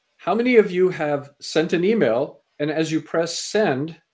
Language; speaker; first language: English; native; English